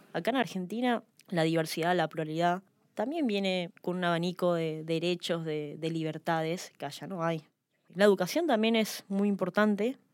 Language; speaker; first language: Spanish; early bilingual, other home language; Lao